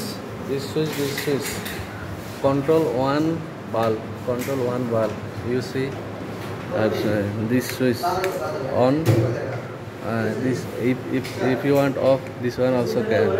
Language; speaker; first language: English; non-native, learner; Bangla